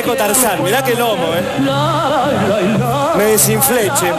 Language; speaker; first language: Spanish; native; Spanish